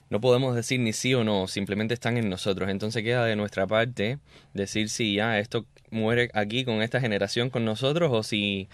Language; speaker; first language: Spanish; early bilingual, heritage; Spanish